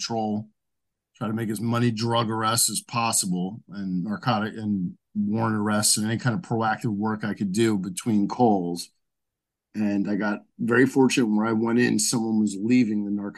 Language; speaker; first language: English; native; English